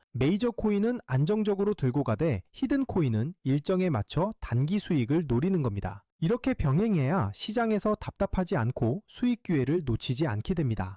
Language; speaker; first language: Korean; native; Korean